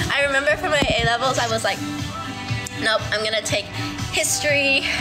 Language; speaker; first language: English; early bilingual, other home language; Thai